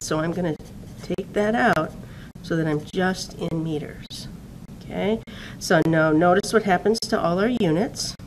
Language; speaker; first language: English; native; English